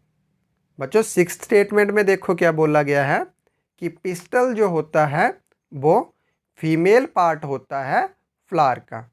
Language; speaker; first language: Hindi; native; Hindi